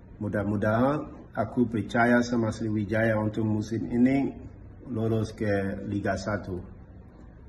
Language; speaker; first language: Indonesian; non-native, learner; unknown